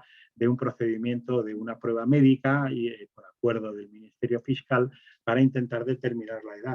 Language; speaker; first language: Spanish; native; Spanish